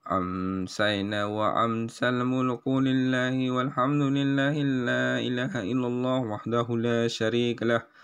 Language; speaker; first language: Arabic; non-native, learner; Indonesian